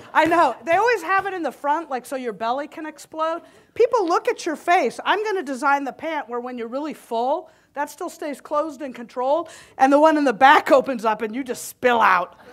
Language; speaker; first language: English; native; English